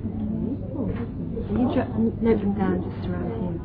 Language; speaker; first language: English; native; English